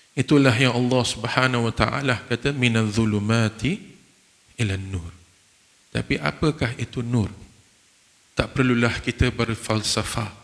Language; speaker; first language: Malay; non-native, fluent; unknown